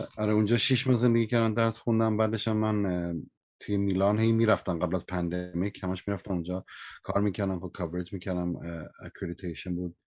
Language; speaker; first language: Persian; early bilingual, heritage; Persian